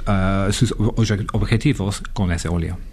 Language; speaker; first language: Spanish; non-native, fluent; English